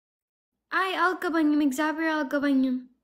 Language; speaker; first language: Amharic; non-native, learner; English